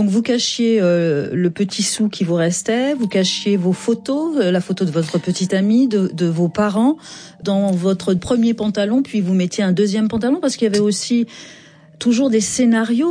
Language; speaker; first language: French; native; French